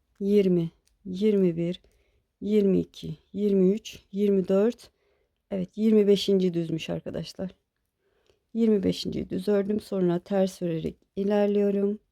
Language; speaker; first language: Turkish; native; Turkish